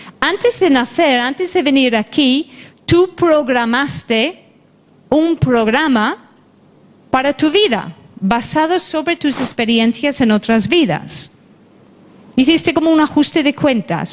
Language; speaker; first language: Spanish; non-native, fluent; English